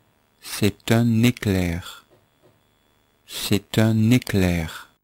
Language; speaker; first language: French; native; French